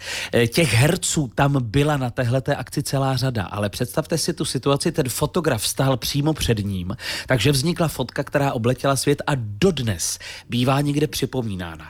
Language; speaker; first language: Czech; native; Czech